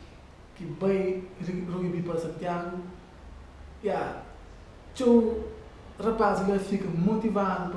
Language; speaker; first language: Portuguese; non-native, learner; Kabuverdianu